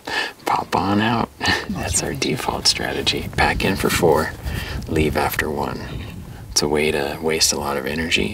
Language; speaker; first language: English; native; English